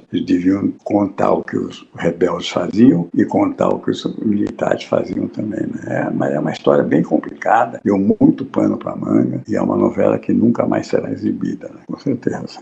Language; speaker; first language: Portuguese; native; Portuguese